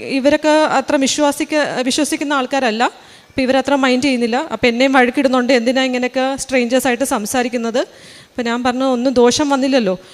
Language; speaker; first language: Malayalam; early bilingual, heritage; Malayalam